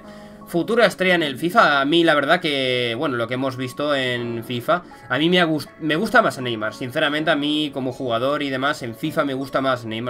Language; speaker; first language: Spanish; native; Spanish